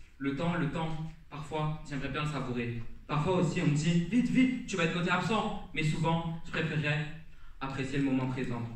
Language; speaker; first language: French; native; French